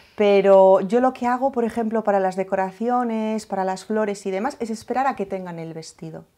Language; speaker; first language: Spanish; native; Spanish